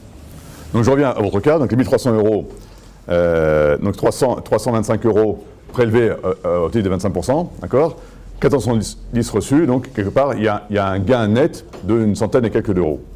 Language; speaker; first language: French; native; French